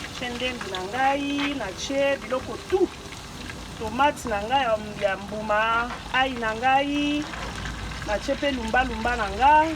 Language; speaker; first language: Lingala; non-native, local second language; Luba-Lulua